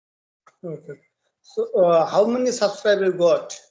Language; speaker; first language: English; non-native, learner; Bangla